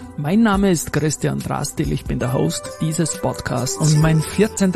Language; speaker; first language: German; native; German